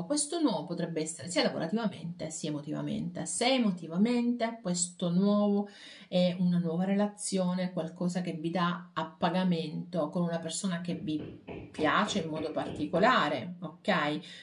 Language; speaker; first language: Italian; native; Italian